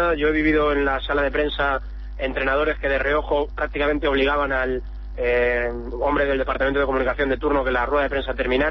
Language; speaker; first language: Spanish; native; Spanish